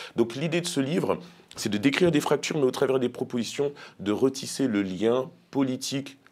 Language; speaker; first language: French; native; French